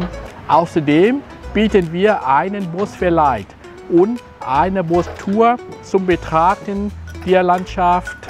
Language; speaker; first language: German; non-native, fluent; Thai